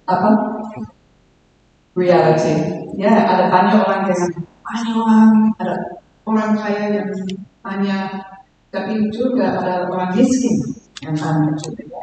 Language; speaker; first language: Indonesian; non-native, learner; English